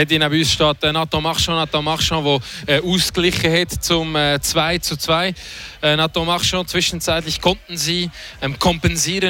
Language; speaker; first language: German; native; German